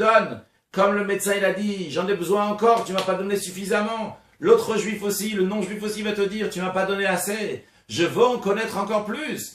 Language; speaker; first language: French; native; French